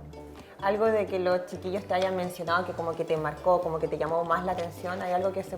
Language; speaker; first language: Spanish; native; Spanish